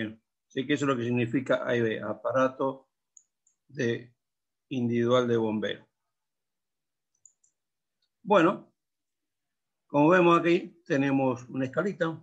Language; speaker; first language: Spanish; native; Spanish